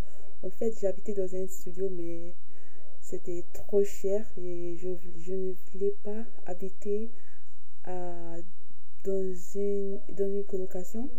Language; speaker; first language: French; non-native, fluent; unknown